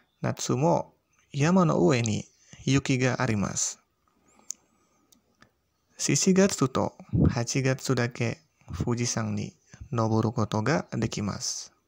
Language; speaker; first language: Japanese; non-native, fluent; Indonesian